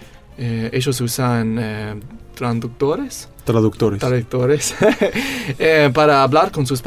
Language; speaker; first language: Spanish; non-native, learner; English